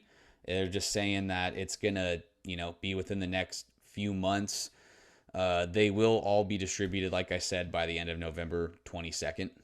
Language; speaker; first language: English; native; English